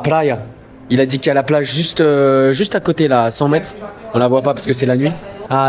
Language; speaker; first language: French; native; French